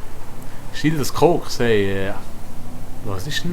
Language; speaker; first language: German; native; German